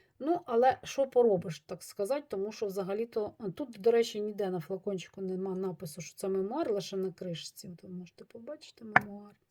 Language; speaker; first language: Ukrainian; native; Ukrainian